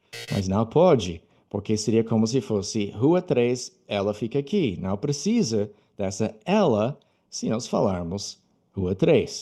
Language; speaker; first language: Portuguese; non-native, fluent; English